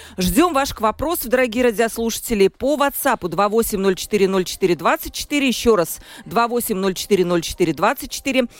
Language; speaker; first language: Russian; native; Russian